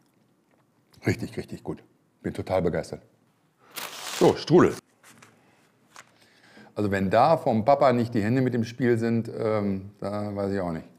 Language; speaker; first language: German; native; German